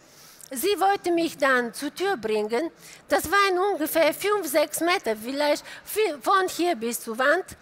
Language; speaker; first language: German; non-native, fluent; Bulgarian